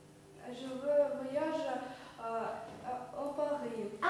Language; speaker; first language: French; non-native, learner; Russian